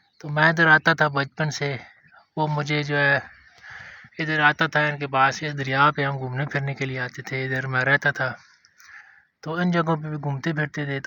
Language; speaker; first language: Urdu; non-native, local second language; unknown